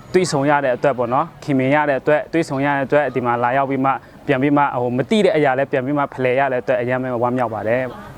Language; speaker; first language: Burmese; non-native, local second language; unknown